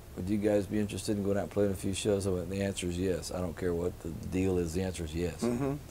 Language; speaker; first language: English; native; English